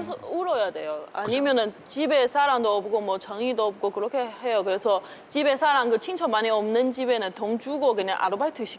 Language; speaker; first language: Korean; non-native, learner; Chinese